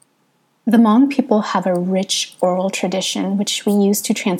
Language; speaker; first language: English; early bilingual, other home language; Hmong